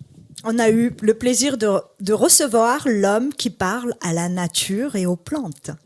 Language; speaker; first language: French; native; French